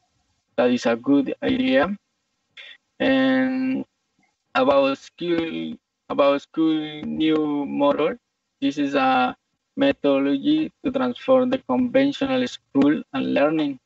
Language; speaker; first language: English; non-native, learner; Spanish